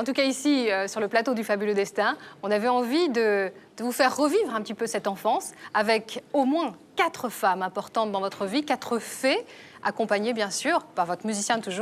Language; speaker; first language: French; native; French